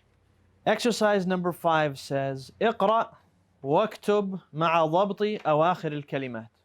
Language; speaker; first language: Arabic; non-native, fluent; English